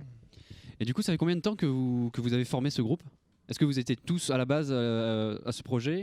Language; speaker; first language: French; native; French